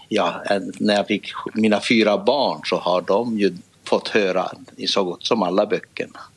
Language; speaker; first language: Swedish; native; Swedish